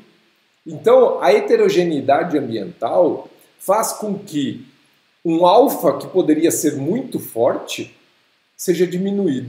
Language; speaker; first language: Portuguese; native; Portuguese